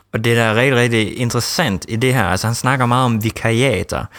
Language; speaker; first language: Danish; early bilingual, heritage; Danish